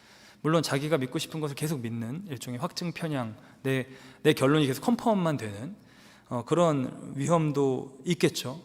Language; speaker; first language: Korean; native; Korean